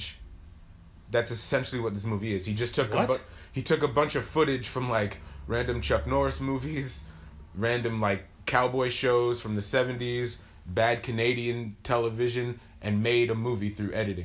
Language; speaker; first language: English; native; English